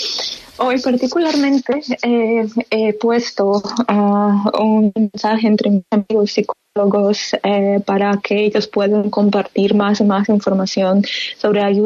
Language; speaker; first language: Spanish; non-native, fluent; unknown